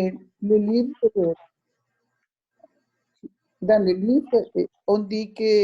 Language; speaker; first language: French; non-native, learner; Spanish